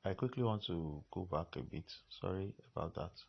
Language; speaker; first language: English; non-native, local second language; Yoruba